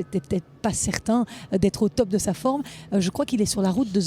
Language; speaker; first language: French; native; French